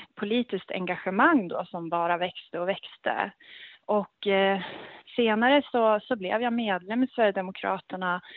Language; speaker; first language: Swedish; native; Swedish